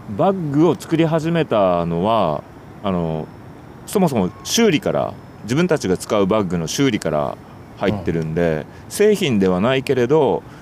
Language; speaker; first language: Japanese; native; Japanese